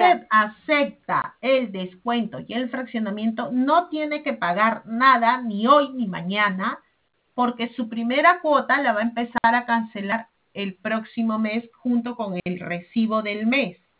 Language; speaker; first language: Spanish; native; Spanish